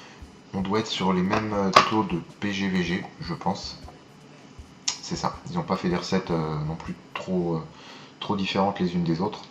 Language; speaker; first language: French; native; French